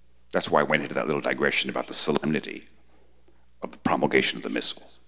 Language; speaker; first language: English; early bilingual, other home language; Spanish